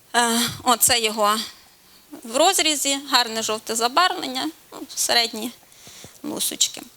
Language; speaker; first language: Ukrainian; native; Ukrainian